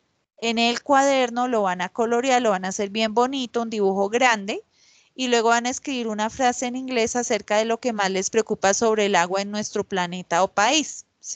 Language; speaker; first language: Spanish; native; Spanish